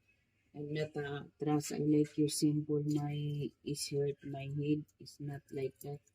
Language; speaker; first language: English; non-native, learner; Filipino